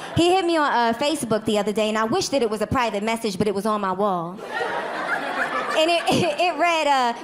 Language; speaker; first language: English; native; English